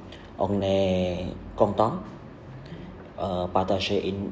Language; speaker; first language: French; non-native, learner; Khmer